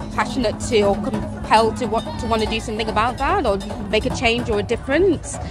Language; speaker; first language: English; native; English